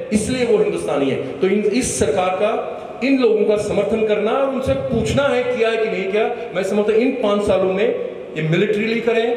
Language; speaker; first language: Urdu; non-native, local second language; Kashmiri